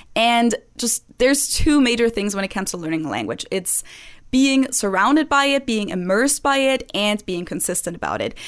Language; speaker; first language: English; non-native, fluent; German